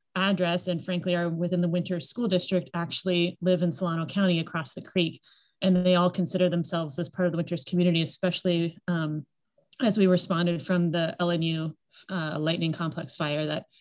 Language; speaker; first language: English; native; English